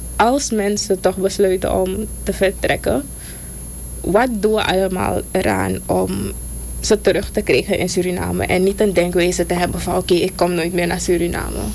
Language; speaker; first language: Dutch; native; Dutch